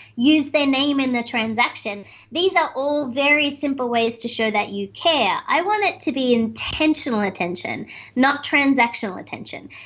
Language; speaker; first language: English; native; English